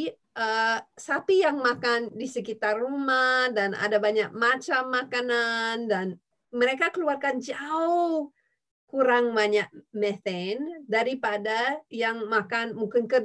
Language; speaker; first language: Indonesian; non-native, fluent; English